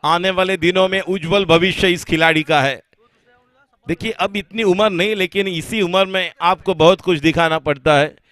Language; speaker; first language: Hindi; non-native, local second language; Marathi